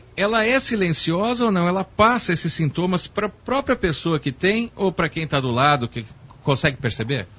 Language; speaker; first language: Portuguese; native; Portuguese